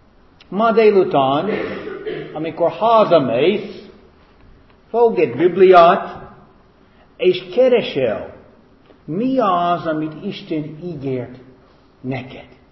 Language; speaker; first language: Hungarian; non-native, fluent; English